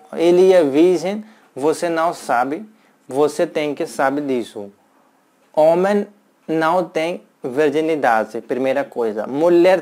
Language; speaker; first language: Portuguese; non-native, learner; Hindi